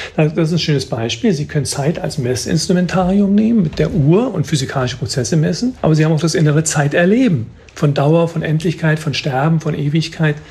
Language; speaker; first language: German; native; German